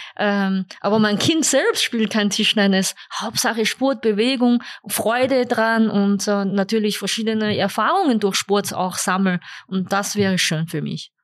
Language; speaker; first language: German; non-native, fluent; Chinese